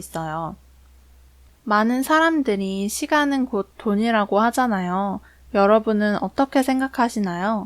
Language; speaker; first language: Korean; native; Korean